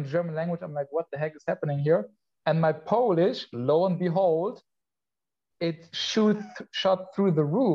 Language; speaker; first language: English; non-native, fluent; Polish